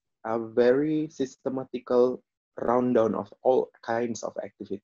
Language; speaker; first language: English; non-native, fluent; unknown